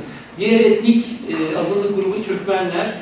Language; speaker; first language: Turkish; native; Turkish